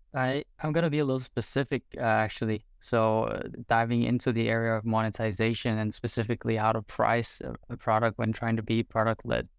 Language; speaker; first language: English; non-native, fluent; Portuguese